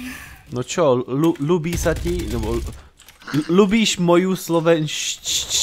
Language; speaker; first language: Slovak; non-native, learner; Czech